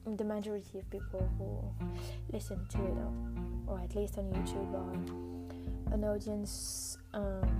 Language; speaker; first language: English; non-native, fluent; French